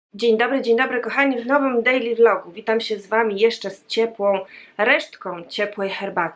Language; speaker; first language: Polish; native; Polish